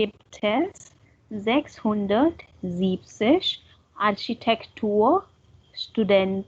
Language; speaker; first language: German; non-native, learner; Hindi